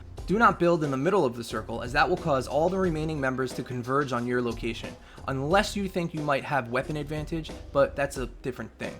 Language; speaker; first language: English; native; English